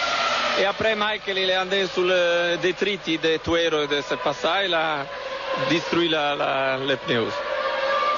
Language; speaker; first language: French; non-native, learner; Italian